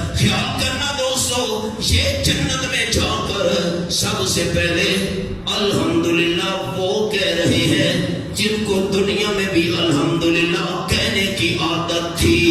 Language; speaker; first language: Urdu; non-native, local second language; Pashto